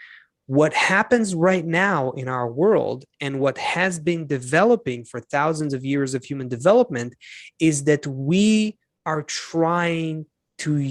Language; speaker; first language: English; non-native, fluent; Hebrew